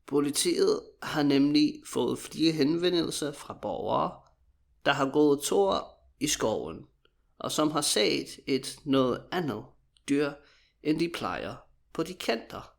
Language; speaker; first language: Danish; native; Danish